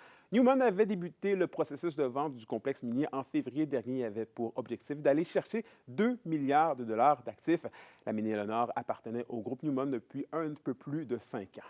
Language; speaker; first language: French; native; French